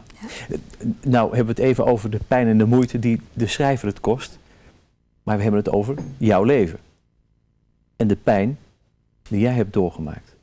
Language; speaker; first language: Dutch; native; Dutch